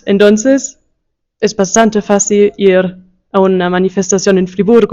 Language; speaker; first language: Spanish; non-native, fluent; German